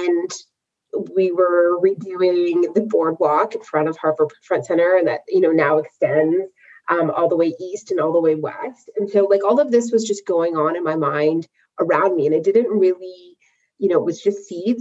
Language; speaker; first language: English; native; English